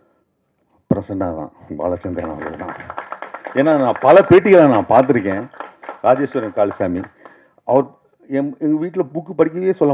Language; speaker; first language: Tamil; native; Tamil